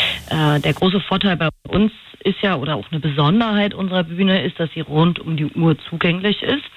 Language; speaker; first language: German; native; German